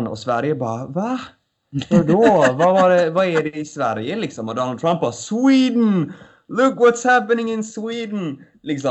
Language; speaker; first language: Swedish; native; Swedish